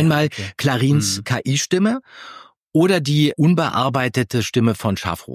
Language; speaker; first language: German; native; German